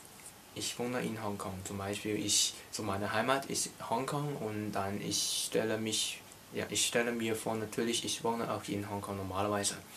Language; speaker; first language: German; non-native, learner; Cantonese